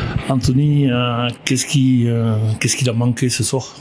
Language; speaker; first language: French; native; French